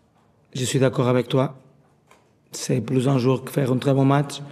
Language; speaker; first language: French; non-native, learner; Portuguese